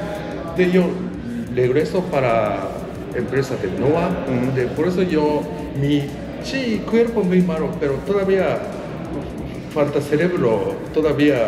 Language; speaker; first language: Spanish; non-native, learner; Japanese